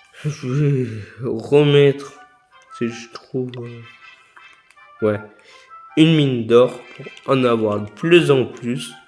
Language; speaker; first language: French; native; French